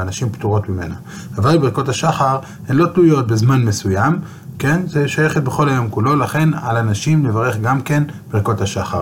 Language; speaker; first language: Hebrew; native; Hebrew